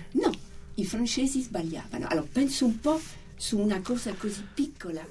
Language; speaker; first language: Italian; non-native, fluent; French